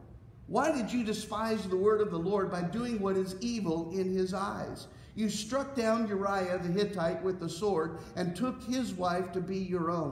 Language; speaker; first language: English; native; English